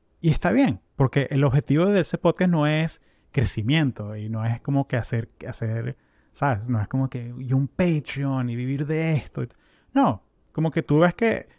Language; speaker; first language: Spanish; native; Spanish